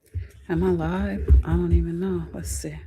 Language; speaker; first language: English; native; English